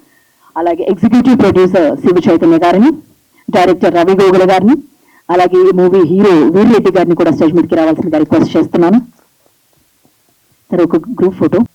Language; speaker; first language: Telugu; native; Telugu